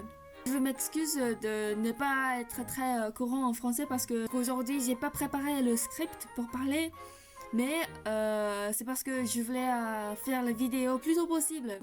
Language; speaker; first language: French; non-native, learner; Japanese